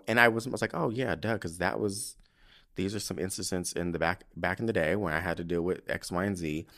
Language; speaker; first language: English; native; English